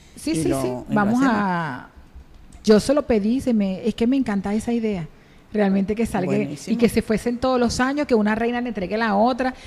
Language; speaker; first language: Spanish; native; Spanish